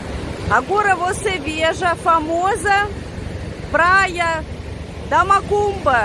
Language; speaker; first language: Portuguese; non-native, learner; Russian